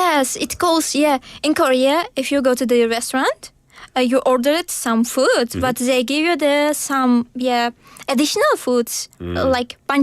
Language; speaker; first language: English; non-native, learner; Uzbek